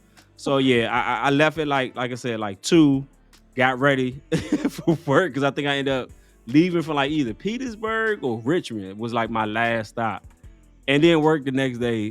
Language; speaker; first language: English; native; English